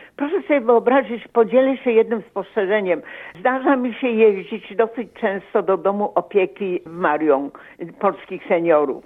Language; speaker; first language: Polish; native; Polish